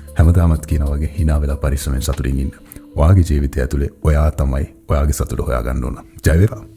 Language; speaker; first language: Sinhala; non-native, local second language; Tamil